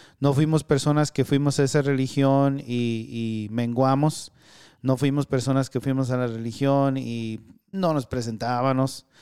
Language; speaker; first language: Spanish; early bilingual, heritage; Spanish